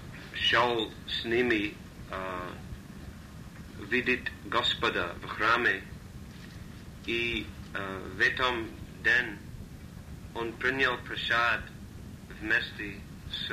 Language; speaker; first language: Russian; non-native, learner; English